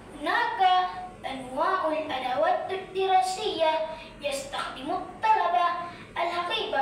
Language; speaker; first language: Arabic; non-native, learner; Malay